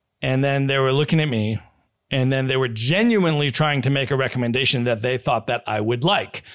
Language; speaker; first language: English; native; English